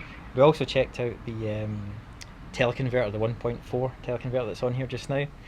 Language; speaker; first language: English; native; English